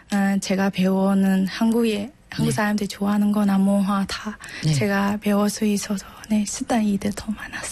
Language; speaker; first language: Korean; non-native, learner; Burmese